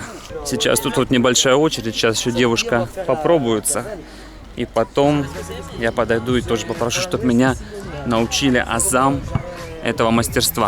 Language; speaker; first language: Russian; native; Russian